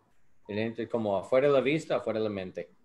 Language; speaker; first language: Spanish; non-native, learner; English